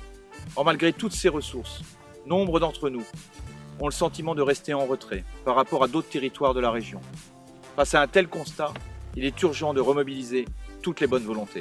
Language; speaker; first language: French; native; French